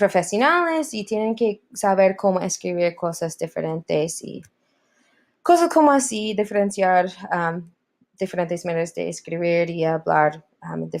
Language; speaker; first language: Spanish; non-native, learner; English